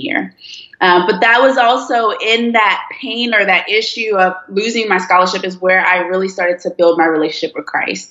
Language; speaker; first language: English; early bilingual, other home language; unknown